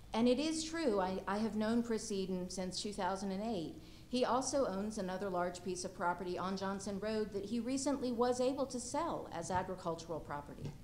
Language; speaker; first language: English; native; English